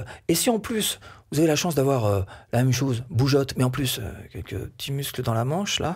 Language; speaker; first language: French; native; French